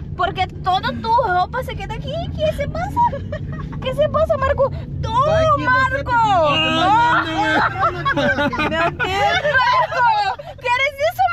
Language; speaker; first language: Spanish; non-native, learner; Portuguese